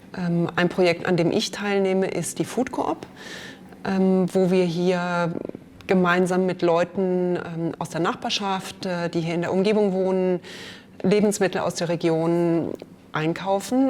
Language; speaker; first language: German; native; German